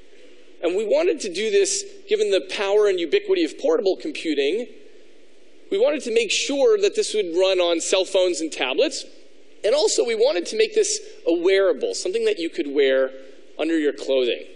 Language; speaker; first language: English; native; English